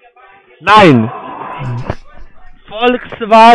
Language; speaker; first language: German; non-native, learner; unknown